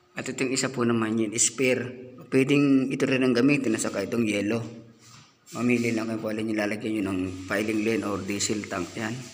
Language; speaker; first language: Filipino; non-native, local second language; Cebuano